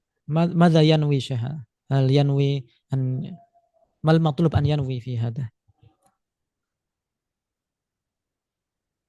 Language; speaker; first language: Arabic; non-native, fluent; Indonesian